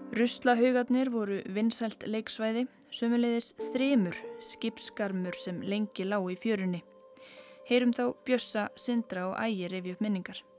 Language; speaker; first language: Icelandic; native; Icelandic